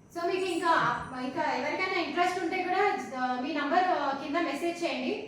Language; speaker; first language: Telugu; non-native, learner; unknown